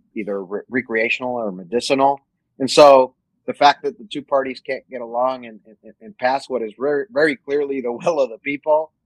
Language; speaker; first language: English; non-native, fluent; Spanish